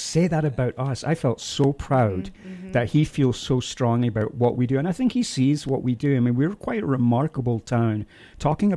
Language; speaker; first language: English; native; English